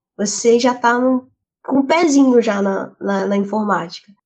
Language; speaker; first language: Portuguese; native; Portuguese